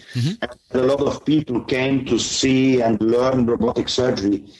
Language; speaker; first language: English; non-native, fluent; Dutch